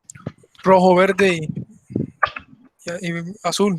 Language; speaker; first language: Spanish; native; Spanish